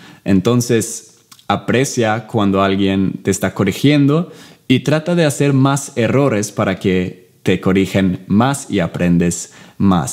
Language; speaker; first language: Spanish; non-native, fluent; English